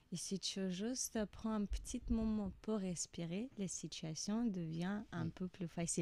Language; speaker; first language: French; non-native, learner; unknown